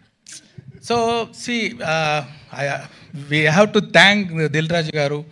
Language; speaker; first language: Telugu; non-native, local second language; Tamil